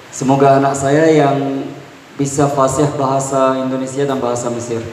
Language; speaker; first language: Malay; non-native, fluent; Arabic